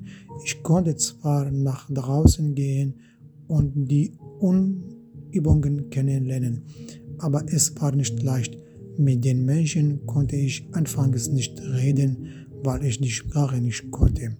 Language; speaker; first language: German; non-native, fluent; Arabic